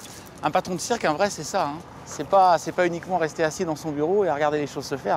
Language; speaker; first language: French; native; French